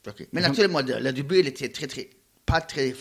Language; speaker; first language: French; non-native, learner; Luxembourgish